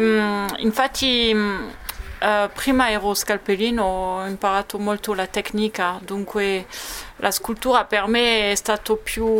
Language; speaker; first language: Italian; non-native, learner; French